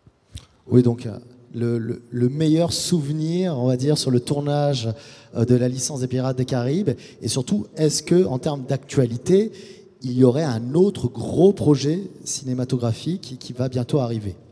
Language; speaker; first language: French; native; French